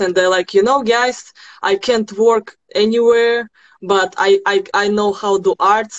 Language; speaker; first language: English; non-native, learner; Russian